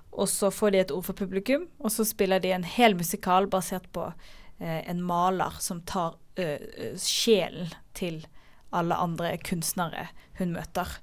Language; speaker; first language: Norwegian; native; Norwegian